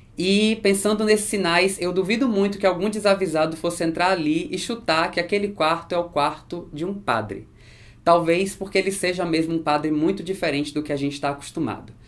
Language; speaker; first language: Portuguese; native; Portuguese